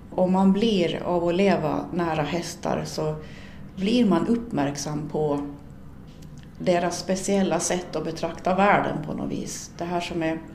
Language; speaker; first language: Swedish; native; Swedish